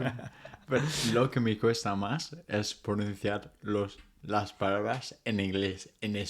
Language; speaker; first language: Spanish; non-native, fluent; English